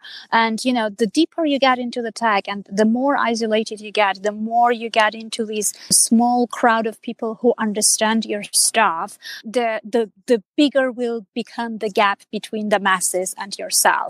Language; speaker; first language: English; non-native, fluent; Armenian